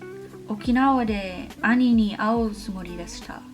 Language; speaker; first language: Japanese; non-native, learner; English